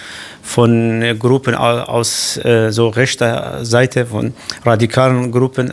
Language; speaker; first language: German; non-native, learner; Kurdish